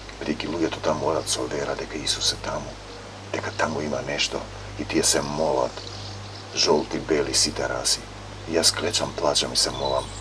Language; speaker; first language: Macedonian; native; Macedonian